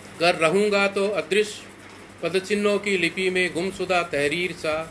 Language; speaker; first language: Hindi; native; Hindi